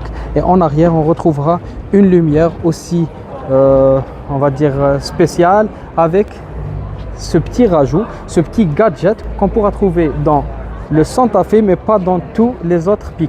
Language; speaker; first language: French; native; French